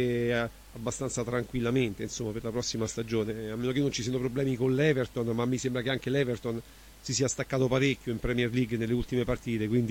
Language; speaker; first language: Italian; native; Italian